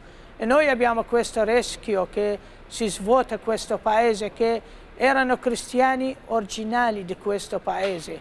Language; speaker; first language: Italian; non-native, fluent; Arabic